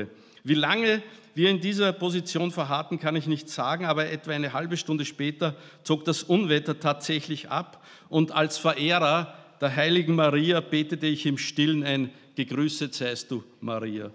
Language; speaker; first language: German; native; German